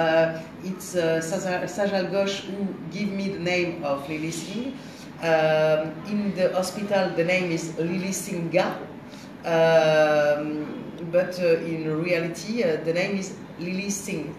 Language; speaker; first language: English; non-native, learner; French